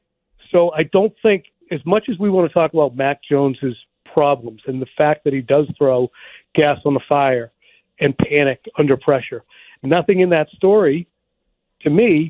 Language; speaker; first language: English; native; English